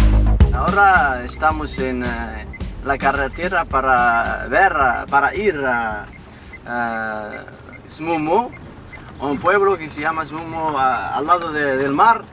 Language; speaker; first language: Spanish; non-native, learner; Arabic